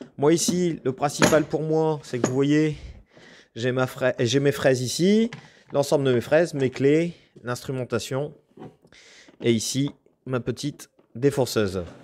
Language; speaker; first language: French; native; French